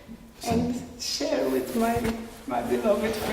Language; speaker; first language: English; non-native, fluent; Portuguese